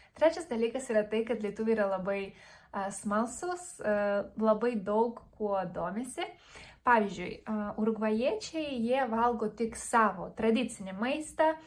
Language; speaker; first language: Lithuanian; non-native, fluent; Spanish